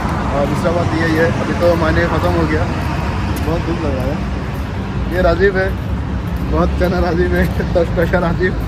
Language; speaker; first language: Hindi; non-native, learner; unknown